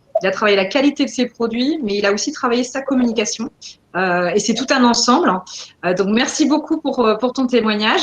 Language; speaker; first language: French; native; French